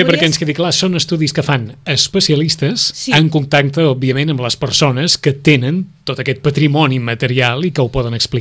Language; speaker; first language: Catalan; native; Catalan